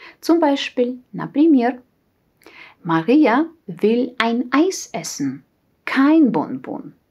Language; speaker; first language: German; non-native, fluent; Russian